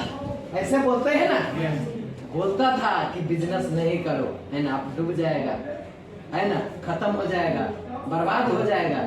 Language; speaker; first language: Hindi; non-native, local second language; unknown